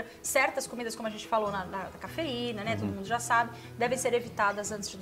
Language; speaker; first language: Portuguese; native; Portuguese